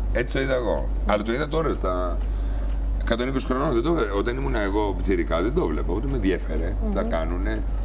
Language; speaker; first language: Greek; native; Greek